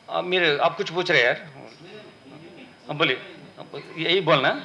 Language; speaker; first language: Hindi; non-native, local second language; Telugu